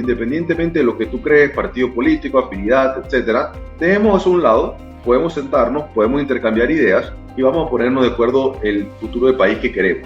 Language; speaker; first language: Spanish; native; Spanish